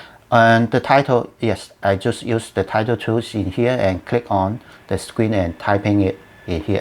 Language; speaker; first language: English; non-native, learner; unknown